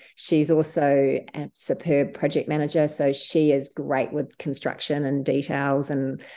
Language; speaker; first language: English; native; English